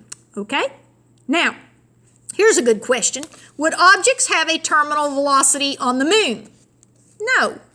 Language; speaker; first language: English; native; English